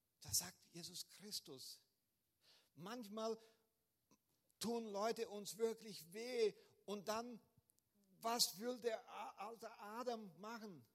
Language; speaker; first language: German; non-native, fluent; Portuguese